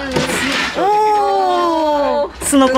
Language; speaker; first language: Japanese; native; Japanese